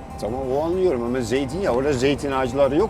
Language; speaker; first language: Turkish; non-native, fluent; Dutch